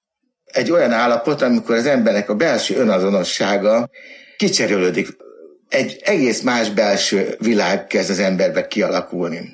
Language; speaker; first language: Hungarian; native; Hungarian